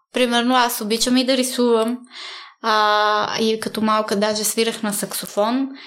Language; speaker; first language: Bulgarian; early bilingual, heritage; Bulgarian